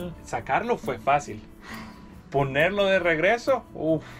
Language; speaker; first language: Spanish; native; Spanish